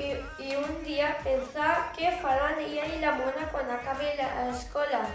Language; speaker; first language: Catalan; non-native, learner; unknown